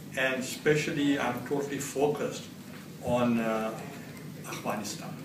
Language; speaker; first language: English; non-native, local second language; Saraiki